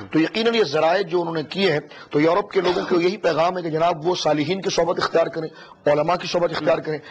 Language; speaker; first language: Urdu; native; Urdu